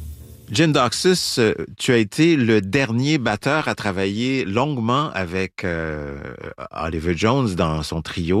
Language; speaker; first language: French; native; French